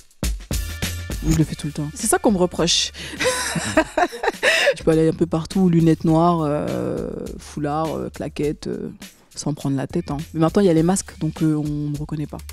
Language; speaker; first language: French; native; French